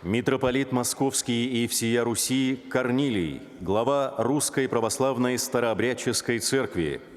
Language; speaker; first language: Russian; native; Russian